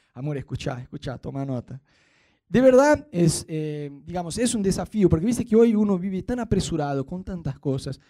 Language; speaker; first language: Spanish; non-native, fluent; Portuguese